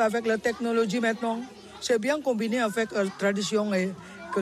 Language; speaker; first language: French; non-native, learner; Balinese